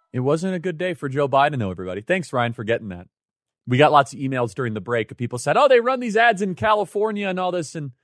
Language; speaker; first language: English; native; English